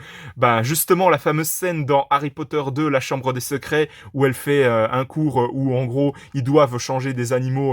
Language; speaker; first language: French; native; French